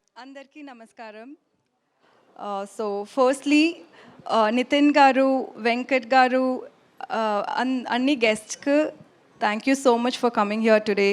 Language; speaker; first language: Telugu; non-native, learner; Tamil